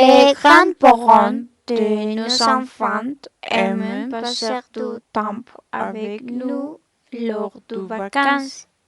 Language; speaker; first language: French; non-native, learner; Spanish